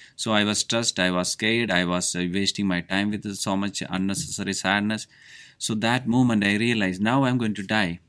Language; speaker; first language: English; non-native, local second language; Malayalam